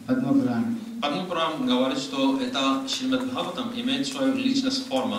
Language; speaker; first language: Russian; non-native, learner; Hindi